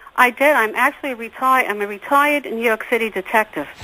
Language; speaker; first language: English; native; English